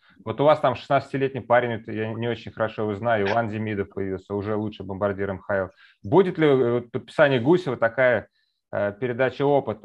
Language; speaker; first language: Russian; native; Russian